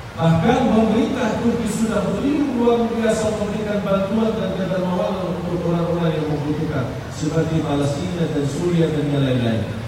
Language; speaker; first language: Indonesian; non-native, fluent; Arabic